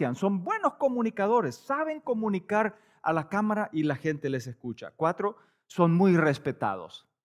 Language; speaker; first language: Spanish; native; Spanish